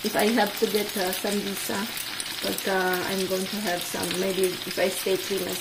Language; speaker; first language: English; non-native, local second language; Filipino